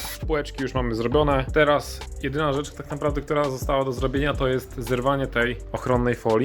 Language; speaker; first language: Polish; native; Polish